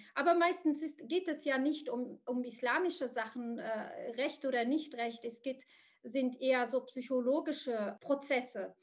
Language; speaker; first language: German; early bilingual, other home language; Arabic